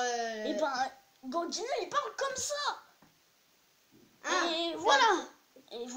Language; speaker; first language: French; native; French